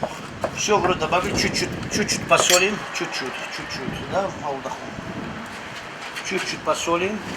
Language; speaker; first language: Russian; non-native, local second language; Tajik